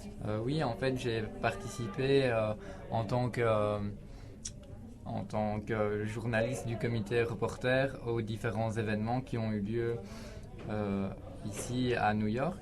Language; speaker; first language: French; native; French